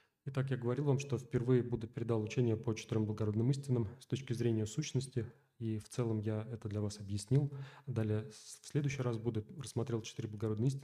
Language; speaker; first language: Russian; native; Russian